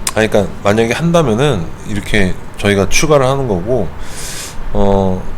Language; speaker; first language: Korean; native; Korean